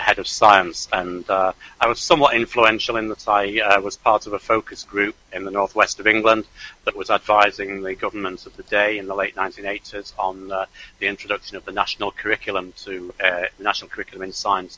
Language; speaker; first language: English; native; English